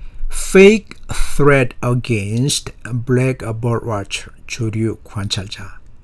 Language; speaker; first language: English; non-native, fluent; Korean